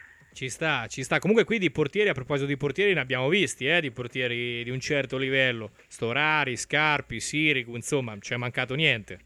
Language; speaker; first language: Italian; native; Italian